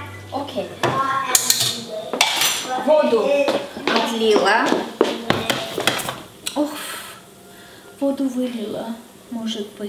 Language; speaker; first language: Russian; non-native, fluent; Armenian